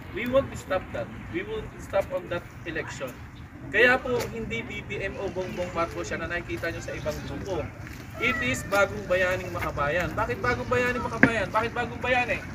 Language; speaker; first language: Filipino; native; Filipino